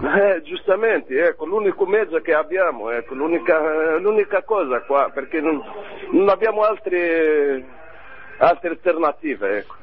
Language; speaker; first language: Italian; non-native, learner; Arabic